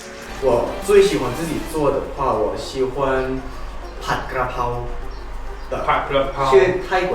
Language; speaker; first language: Chinese; non-native, fluent; Thai